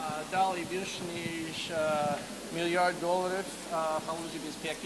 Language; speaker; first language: Ukrainian; non-native, fluent; English